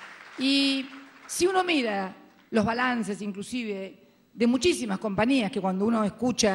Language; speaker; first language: Spanish; native; Spanish